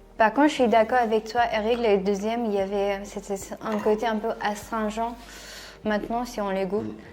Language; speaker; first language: French; non-native, fluent; Cantonese